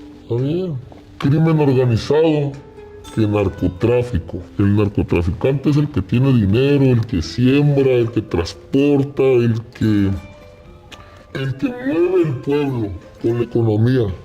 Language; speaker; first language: Spanish; native; Spanish